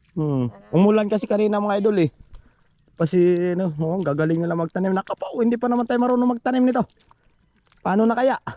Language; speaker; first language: Filipino; native; Filipino